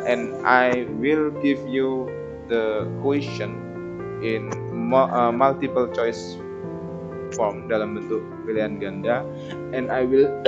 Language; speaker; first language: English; non-native, fluent; Indonesian